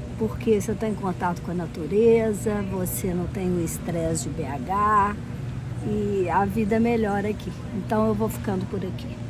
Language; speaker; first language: Portuguese; native; Portuguese